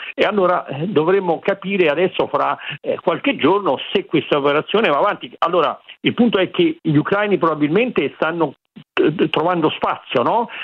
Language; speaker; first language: Italian; native; Italian